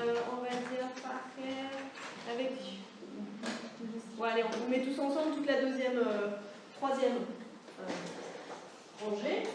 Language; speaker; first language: French; native; French